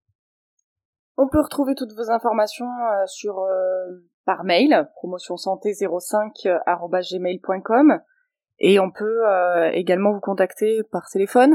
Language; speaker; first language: French; native; French